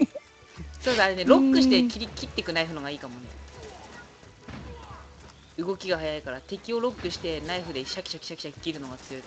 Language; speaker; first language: Japanese; native; Japanese